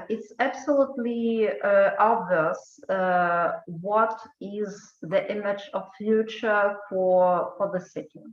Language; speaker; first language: English; non-native, fluent; Ukrainian